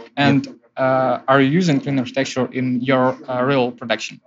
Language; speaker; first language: English; non-native, learner; Russian